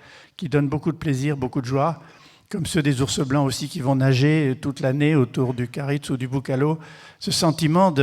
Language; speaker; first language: French; native; French